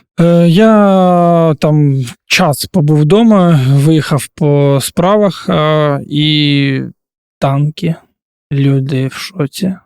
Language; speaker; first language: Ukrainian; non-native, local second language; Russian